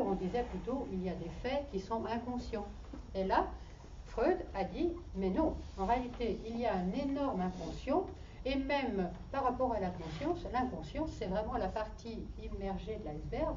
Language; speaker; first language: French; native; French